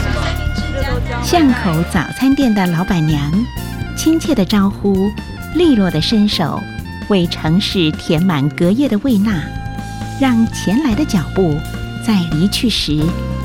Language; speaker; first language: Chinese; native; Chinese